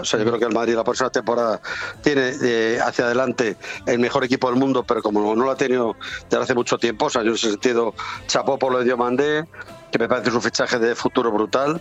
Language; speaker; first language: Spanish; native; Spanish